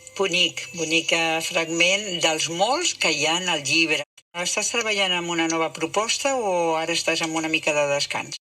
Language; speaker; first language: Catalan; native; Catalan